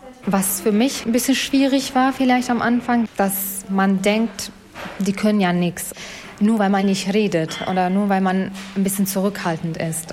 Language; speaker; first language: German; non-native, fluent; Albanian